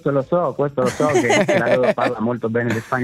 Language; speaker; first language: Italian; non-native, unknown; Spanish